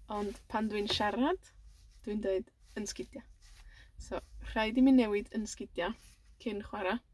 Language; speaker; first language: Welsh; native; Welsh